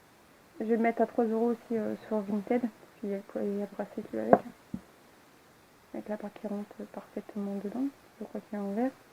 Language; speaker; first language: French; native; French